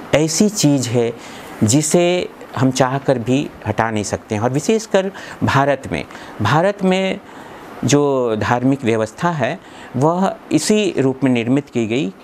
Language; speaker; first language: Hindi; native; Hindi